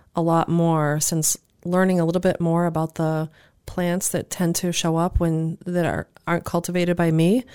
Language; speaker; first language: English; native; English